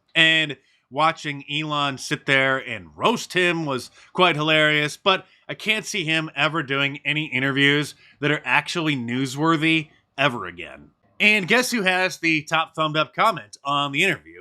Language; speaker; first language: English; native; English